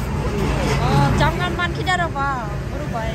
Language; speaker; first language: Korean; non-native, learner; Khmer